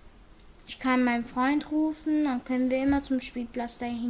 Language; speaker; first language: German; early bilingual, other home language; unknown